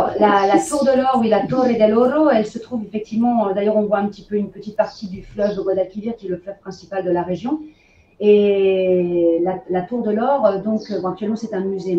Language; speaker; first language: French; native; French